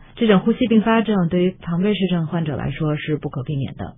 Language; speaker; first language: Chinese; native; Chinese